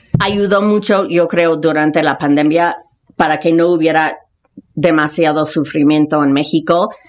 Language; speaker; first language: Spanish; non-native, fluent; English